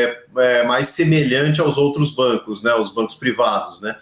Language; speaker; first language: Portuguese; native; Portuguese